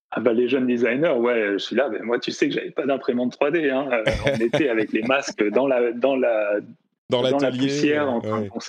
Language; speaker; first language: French; native; French